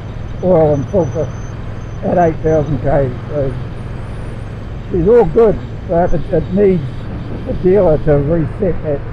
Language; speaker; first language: English; native; English